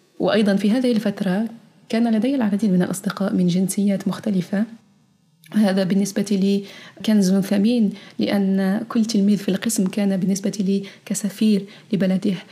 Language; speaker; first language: Arabic; early bilingual, heritage; Arabic